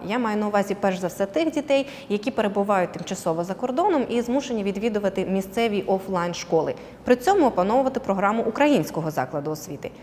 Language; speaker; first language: Ukrainian; native; Ukrainian